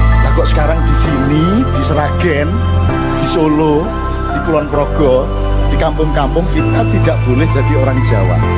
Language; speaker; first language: Indonesian; non-native, local second language; Javanese